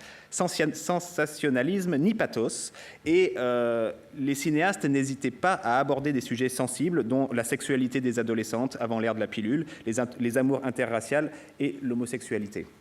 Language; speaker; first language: French; native; French